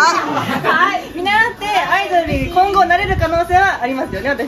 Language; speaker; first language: Japanese; native; Japanese